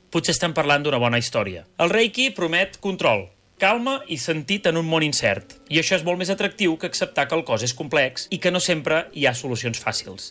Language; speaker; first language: Catalan; native; Catalan